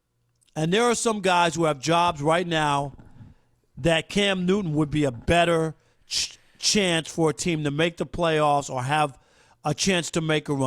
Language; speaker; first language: English; native; English